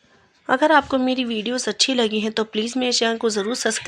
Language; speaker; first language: Hindi; native; Hindi